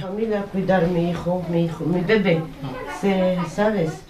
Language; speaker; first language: French; non-native, learner; Romany